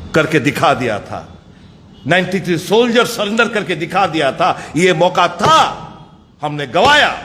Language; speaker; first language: Hindi; non-native, local second language; Bangla